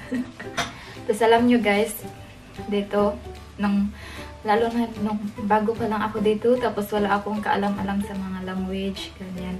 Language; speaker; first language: Filipino; non-native, local second language; Cebuano